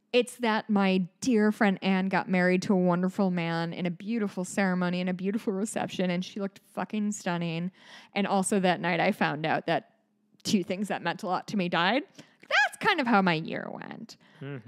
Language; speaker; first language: English; native; English